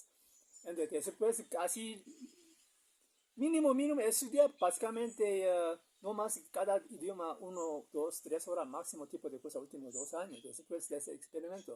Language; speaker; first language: Spanish; non-native, learner; Korean